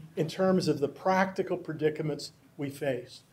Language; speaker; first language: English; native; English